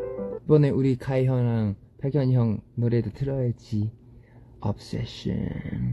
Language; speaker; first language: Korean; non-native, fluent; Thai